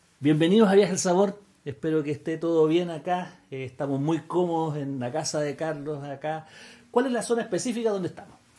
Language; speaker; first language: Spanish; native; Spanish